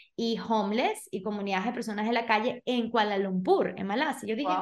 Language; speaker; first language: Spanish; early bilingual, other home language; Portuguese